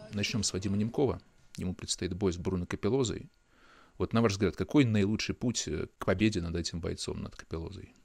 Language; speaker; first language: Russian; native; Russian